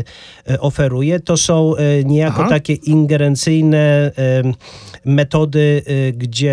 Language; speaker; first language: Polish; native; Polish